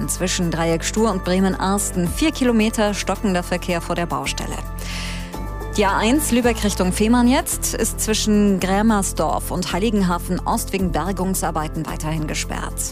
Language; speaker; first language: German; native; German